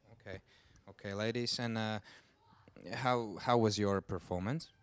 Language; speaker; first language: English; non-native, learner; Latvian